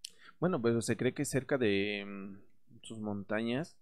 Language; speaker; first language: Spanish; native; Spanish